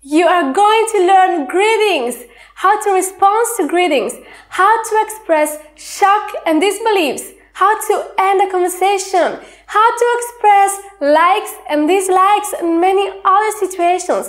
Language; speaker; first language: English; non-native, fluent; Italian